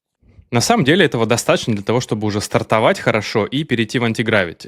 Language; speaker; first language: Russian; native; Russian